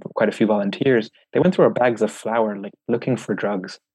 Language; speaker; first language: English; native; English